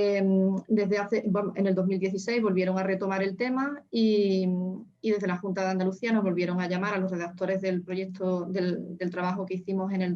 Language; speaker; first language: Spanish; native; Spanish